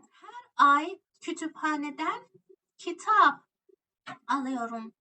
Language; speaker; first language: Turkish; non-native, fluent; Persian